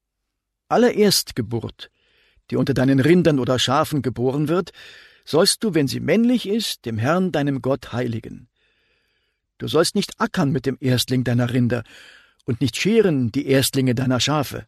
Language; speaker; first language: German; native; German